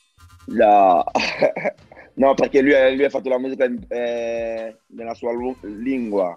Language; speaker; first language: Italian; non-native, fluent; French